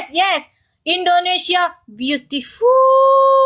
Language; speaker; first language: English; non-native, learner; Indonesian